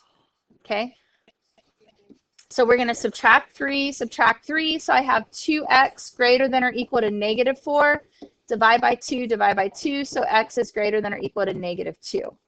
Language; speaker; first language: English; native; English